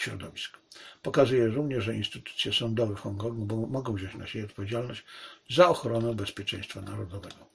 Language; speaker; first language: Polish; native; Polish